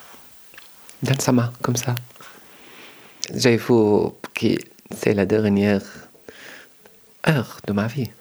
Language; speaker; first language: French; non-native, learner; Arabic